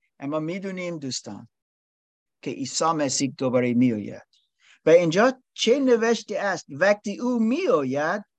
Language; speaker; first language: Persian; non-native, learner; English